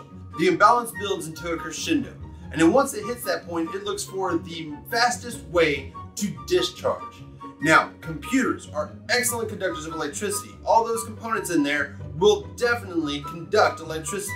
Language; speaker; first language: English; native; English